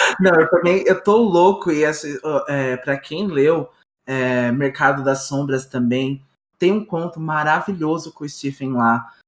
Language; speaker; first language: Portuguese; native; Portuguese